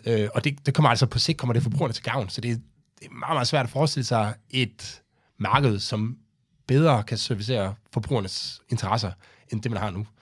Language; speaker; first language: Danish; native; Danish